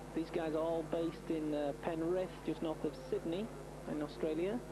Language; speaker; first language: English; native; English